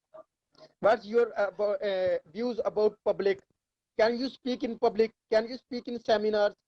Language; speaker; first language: English; non-native, learner; Urdu